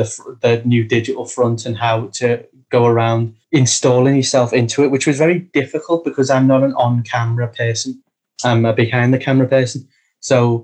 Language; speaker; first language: English; native; English